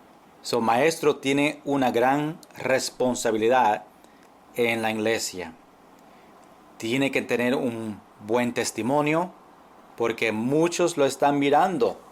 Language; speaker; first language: Spanish; non-native, fluent; English